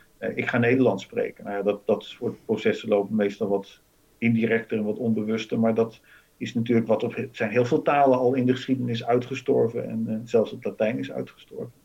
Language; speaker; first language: Dutch; native; Dutch